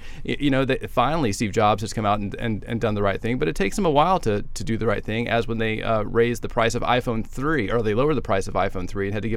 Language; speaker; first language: English; native; English